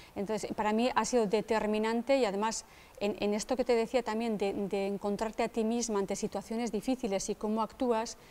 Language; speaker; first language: Spanish; native; Spanish